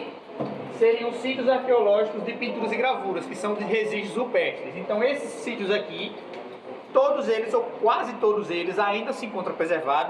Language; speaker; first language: Portuguese; native; Portuguese